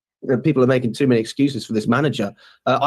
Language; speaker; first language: English; native; English